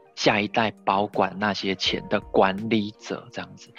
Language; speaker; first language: Chinese; native; Chinese